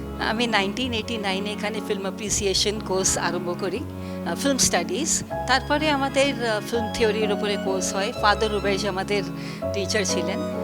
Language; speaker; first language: Bangla; native; Bangla